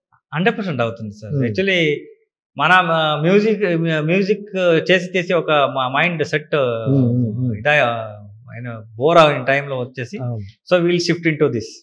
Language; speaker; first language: Telugu; non-native, learner; Kannada